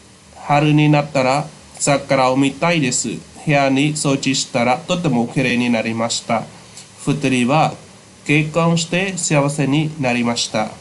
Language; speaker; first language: Japanese; non-native, fluent; Khmer